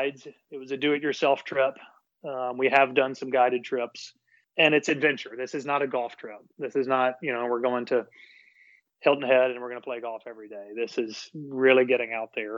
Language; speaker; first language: English; native; English